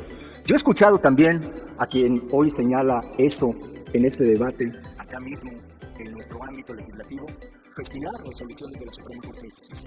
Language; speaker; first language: Spanish; native; Spanish